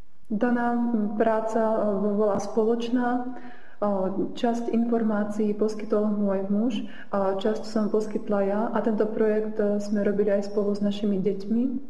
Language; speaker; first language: Slovak; native; Slovak